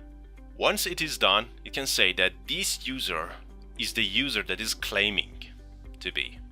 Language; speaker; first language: English; non-native, fluent; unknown